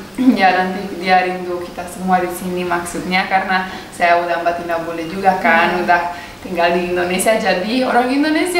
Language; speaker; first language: Indonesian; non-native, learner; Russian